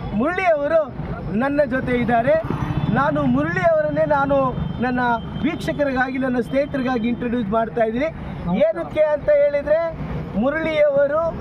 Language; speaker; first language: Kannada; native; Kannada